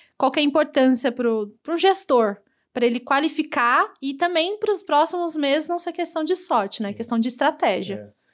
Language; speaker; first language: Portuguese; native; Portuguese